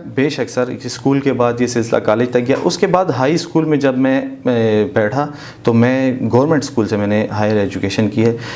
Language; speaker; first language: Urdu; native; Urdu